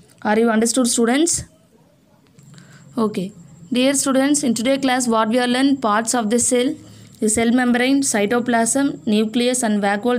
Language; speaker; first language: English; non-native, local second language; Tamil